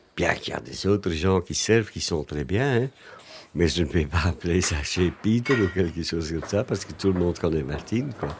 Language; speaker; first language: French; native; French